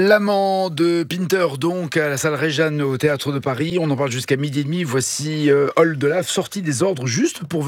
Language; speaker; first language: French; native; French